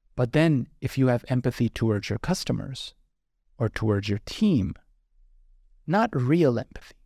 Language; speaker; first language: English; non-native, local second language; Urdu